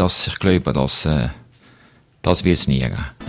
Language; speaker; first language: German; native; German